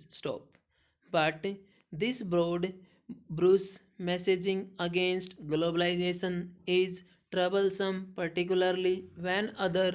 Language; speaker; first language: English; non-native, local second language; Hindi